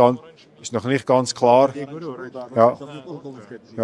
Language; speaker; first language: German; native; German